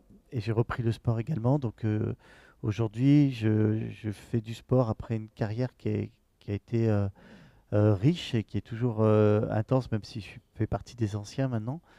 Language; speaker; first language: French; native; French